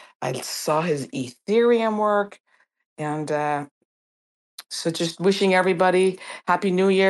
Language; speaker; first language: English; early bilingual, other home language; Persian